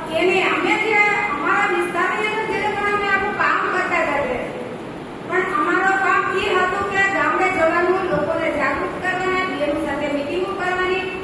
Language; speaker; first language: Gujarati; native; Gujarati